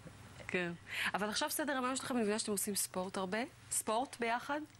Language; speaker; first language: Hebrew; native; Hebrew